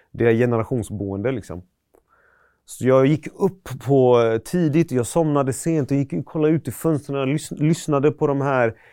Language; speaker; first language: Swedish; early bilingual, other home language; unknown